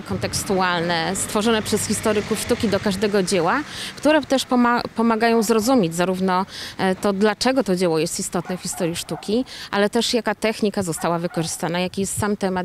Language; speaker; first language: Polish; native; Polish